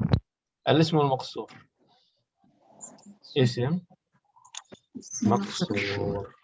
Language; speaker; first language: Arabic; non-native, fluent; Indonesian